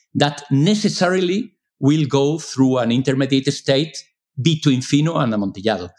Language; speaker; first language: English; non-native, fluent; Spanish